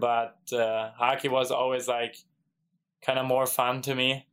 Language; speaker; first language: English; non-native, fluent; German